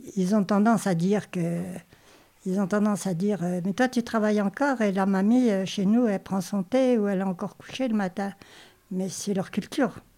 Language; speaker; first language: French; native; French